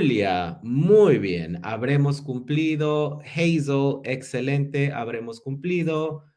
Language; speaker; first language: Spanish; non-native, fluent; English